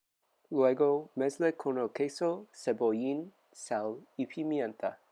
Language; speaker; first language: Spanish; non-native, learner; English